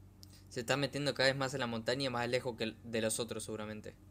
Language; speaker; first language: Spanish; native; Spanish